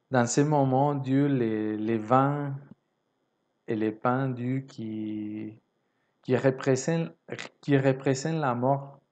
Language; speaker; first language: French; non-native, fluent; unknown